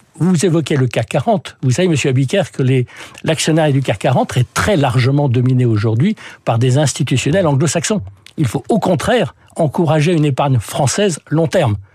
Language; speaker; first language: French; early bilingual, other home language; English